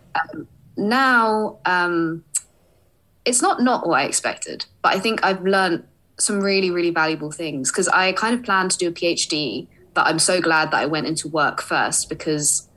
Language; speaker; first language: English; early bilingual, other home language; Hindi